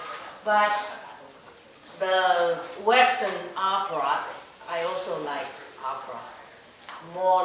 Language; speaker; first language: English; non-native, learner; Chinese